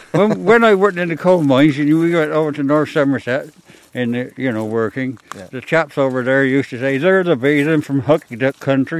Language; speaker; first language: English; native; English